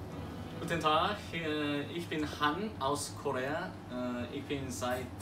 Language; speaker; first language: German; non-native, learner; Korean